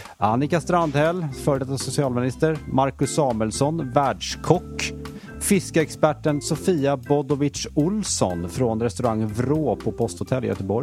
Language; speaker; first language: Swedish; native; Swedish